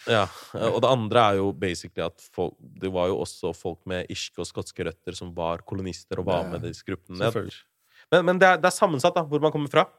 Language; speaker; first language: Norwegian; early bilingual, other home language; Urdu